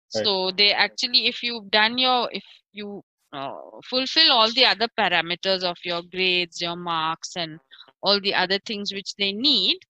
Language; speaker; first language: English; non-native, local second language; Marathi